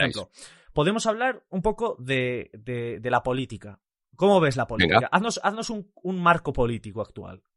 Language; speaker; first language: Spanish; native; Spanish